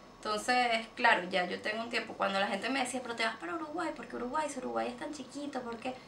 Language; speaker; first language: Spanish; native; Spanish